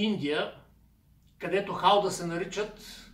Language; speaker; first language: Bulgarian; native; Bulgarian